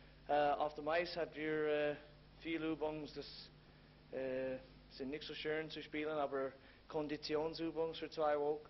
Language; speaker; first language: German; non-native, learner; English